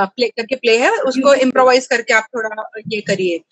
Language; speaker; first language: Hindi; native; Hindi